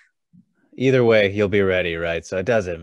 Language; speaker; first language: English; native; English